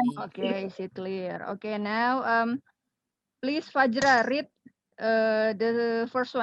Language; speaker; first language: English; non-native, fluent; Indonesian